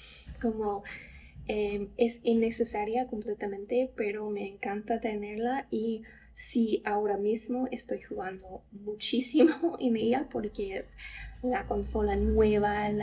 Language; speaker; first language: Spanish; non-native, fluent; English